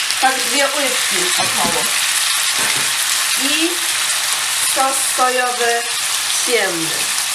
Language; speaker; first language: Polish; non-native, learner; Chinese